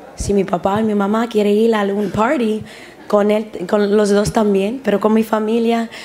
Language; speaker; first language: Spanish; early bilingual, heritage; Spanish